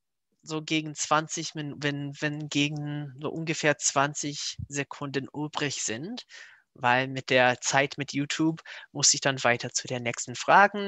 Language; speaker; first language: German; non-native, fluent; English